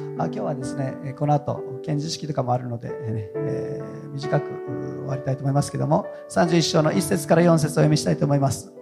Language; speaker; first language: Japanese; non-native, fluent; Hebrew